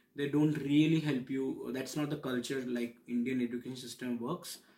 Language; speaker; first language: English; non-native, local second language; Bangla